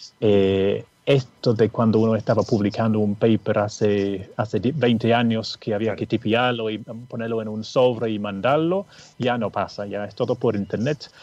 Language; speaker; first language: Spanish; non-native, fluent; English